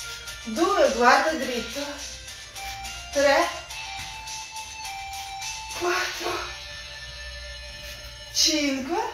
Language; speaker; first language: Italian; non-native, learner; Russian